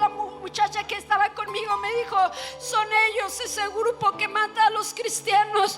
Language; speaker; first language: Spanish; native; Spanish